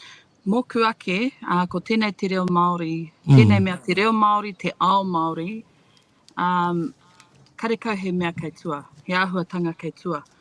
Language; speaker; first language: Māori; non-native, local second language; English